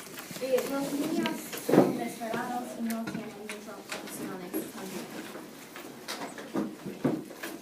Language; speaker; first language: Spanish; non-native, learner; English